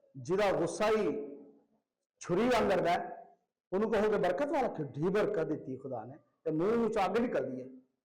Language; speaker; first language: Hindi; non-native, local second language; Punjabi